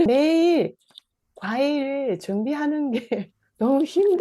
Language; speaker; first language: Korean; non-native, fluent; Japanese